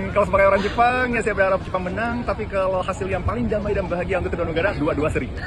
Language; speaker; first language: Indonesian; non-native, fluent; Japanese